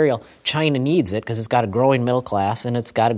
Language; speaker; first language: English; native; English